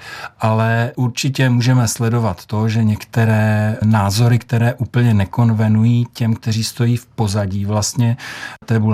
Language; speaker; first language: Czech; native; Czech